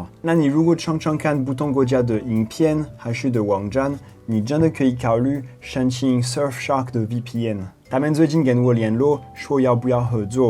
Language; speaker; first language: Chinese; non-native, fluent; French